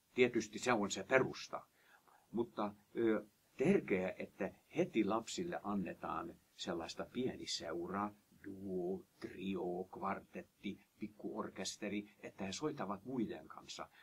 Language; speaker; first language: Finnish; non-native, fluent; Hungarian